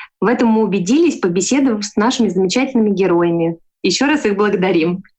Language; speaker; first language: Russian; native; Russian